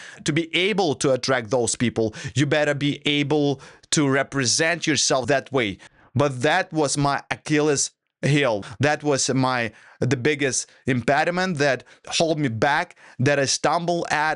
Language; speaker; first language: English; non-native, fluent; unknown